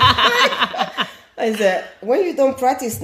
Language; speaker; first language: English; non-native, local second language; Ewe